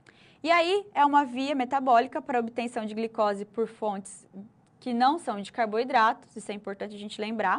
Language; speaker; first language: Portuguese; native; Portuguese